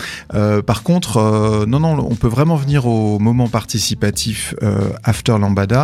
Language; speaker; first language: French; native; French